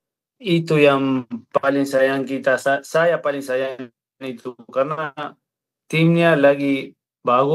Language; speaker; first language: Indonesian; non-native, fluent; Spanish